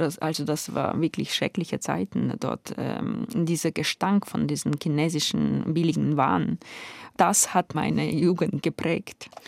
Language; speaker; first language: German; non-native, fluent; Ukrainian